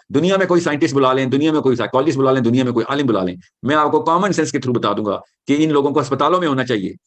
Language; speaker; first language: Urdu; native; Urdu